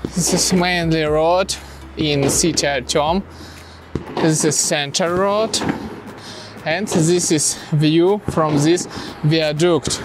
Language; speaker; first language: English; non-native, learner; Russian